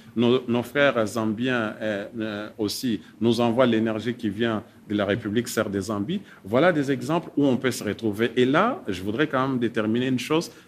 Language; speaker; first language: French; non-native, local second language; Swahili